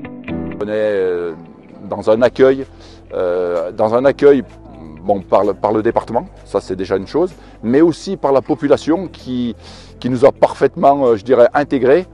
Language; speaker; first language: French; native; French